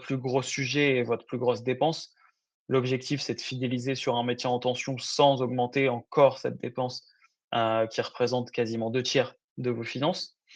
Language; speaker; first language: French; native; French